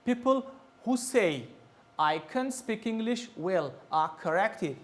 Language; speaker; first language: English; non-native, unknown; Tajik